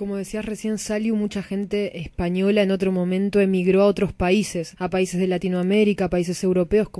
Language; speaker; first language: Spanish; native; Spanish